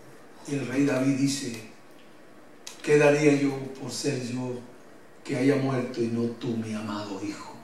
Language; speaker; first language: Spanish; native; Spanish